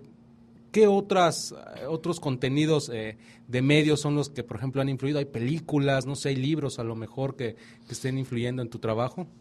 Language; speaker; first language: Spanish; native; Spanish